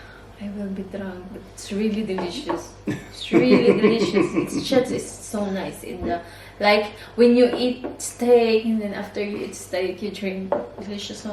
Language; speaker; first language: English; non-native, learner; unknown